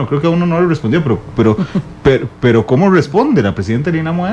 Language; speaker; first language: Spanish; native; Spanish